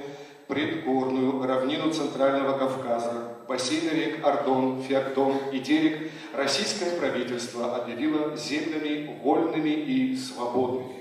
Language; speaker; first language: Russian; native; Russian